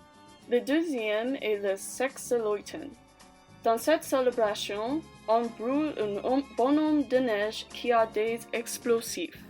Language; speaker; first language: French; non-native, learner; English